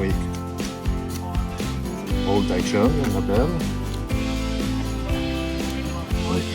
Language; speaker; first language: French; native; French